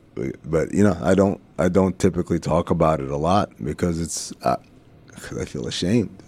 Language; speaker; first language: English; early bilingual, other home language; Arabic